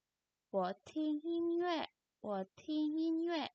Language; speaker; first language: Chinese; non-native, fluent; Indonesian